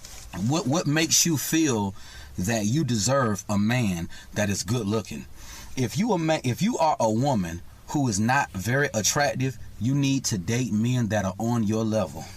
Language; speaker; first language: English; native; English